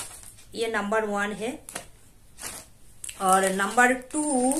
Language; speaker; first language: Hindi; non-native, local second language; Bangla